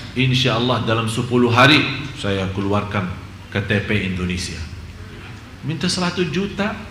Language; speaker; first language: Indonesian; non-native, fluent; Arabic